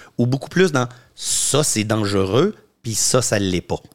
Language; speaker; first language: French; native; French